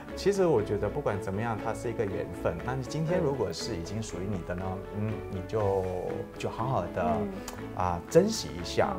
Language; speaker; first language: Chinese; native; Chinese